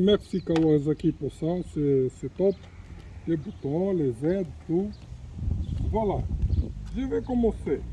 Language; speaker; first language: French; non-native, fluent; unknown